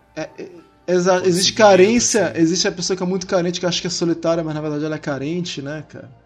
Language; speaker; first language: Portuguese; native; Portuguese